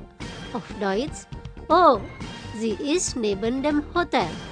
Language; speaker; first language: German; non-native, fluent; Indonesian